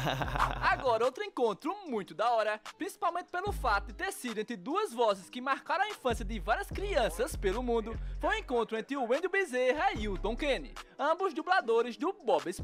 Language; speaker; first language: Portuguese; native; Portuguese